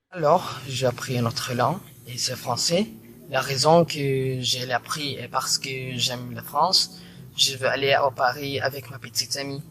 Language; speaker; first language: French; non-native, learner; Filipino